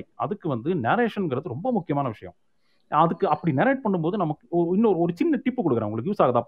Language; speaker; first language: Tamil; native; Tamil